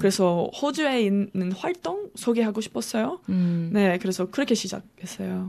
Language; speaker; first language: Korean; non-native, learner; English